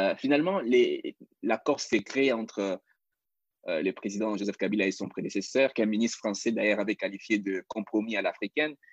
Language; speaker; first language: French; non-native, local second language; Lingala